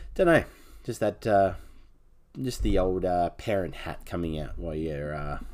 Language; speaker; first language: English; native; English